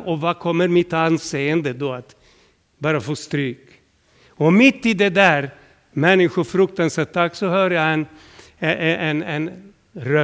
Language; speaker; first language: Swedish; non-native, fluent; Serbian